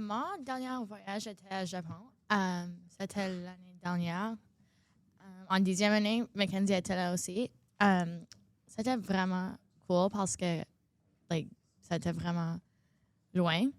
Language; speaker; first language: French; non-native, local second language; English